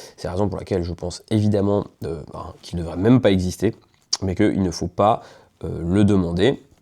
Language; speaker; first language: French; native; French